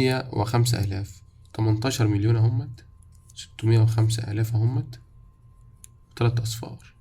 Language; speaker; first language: Arabic; native; Arabic